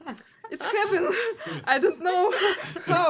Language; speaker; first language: English; non-native, learner; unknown